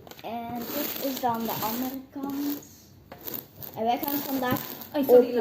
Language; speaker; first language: Dutch; early bilingual, other home language; Filipino